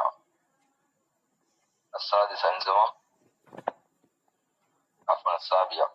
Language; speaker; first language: Arabic; non-native, fluent; Tamil